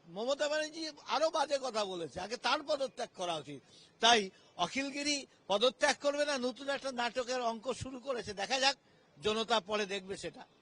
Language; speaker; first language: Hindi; non-native, local second language; Bangla